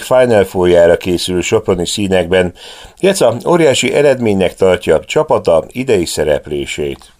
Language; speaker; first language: Hungarian; native; Hungarian